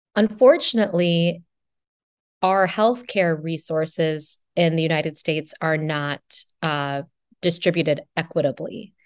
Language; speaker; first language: English; native; English